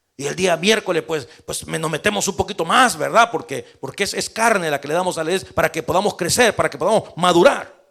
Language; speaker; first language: Spanish; native; Spanish